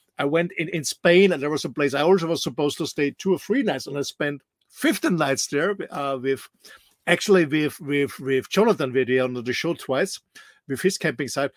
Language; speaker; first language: English; non-native, fluent; German